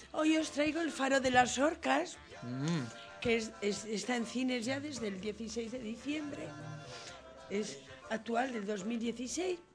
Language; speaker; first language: Spanish; native; Spanish